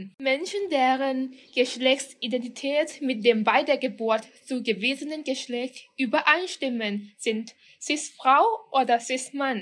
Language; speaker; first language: German; non-native, fluent; Thai